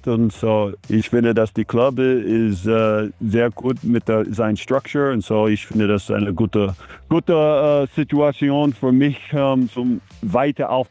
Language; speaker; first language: German; non-native, learner; English